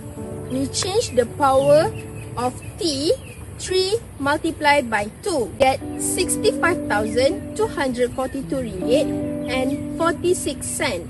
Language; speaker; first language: English; non-native, local second language; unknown